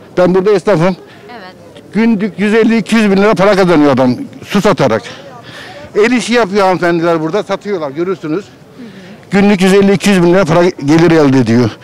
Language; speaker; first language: Turkish; native; Turkish